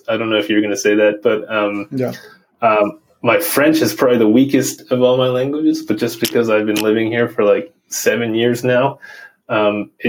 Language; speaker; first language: English; native; English